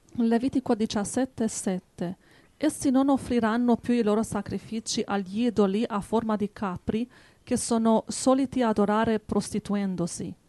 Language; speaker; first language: Italian; native; Italian